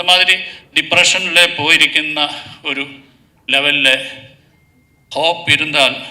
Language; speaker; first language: Tamil; non-native, learner; Malayalam